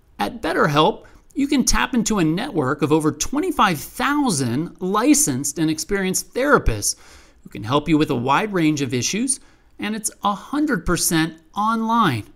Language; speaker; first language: English; native; English